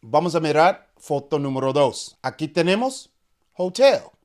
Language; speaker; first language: Spanish; non-native, learner; English